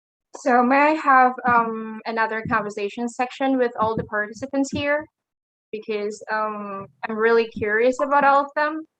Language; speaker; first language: English; non-native, fluent; Indonesian